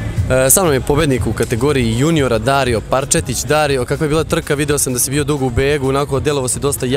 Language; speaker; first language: Serbian; native; Serbian